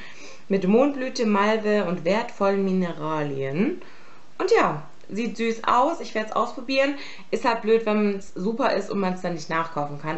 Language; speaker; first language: German; native; German